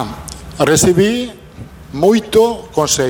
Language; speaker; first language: Portuguese; non-native, fluent; Italian